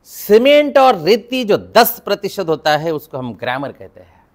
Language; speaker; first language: Hindi; non-native, local second language; Marathi